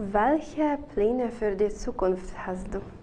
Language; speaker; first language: German; non-native, fluent; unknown